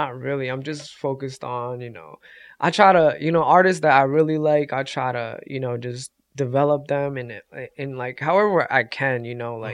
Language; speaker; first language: English; native; English